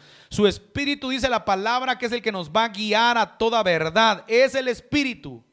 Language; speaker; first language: Spanish; native; Spanish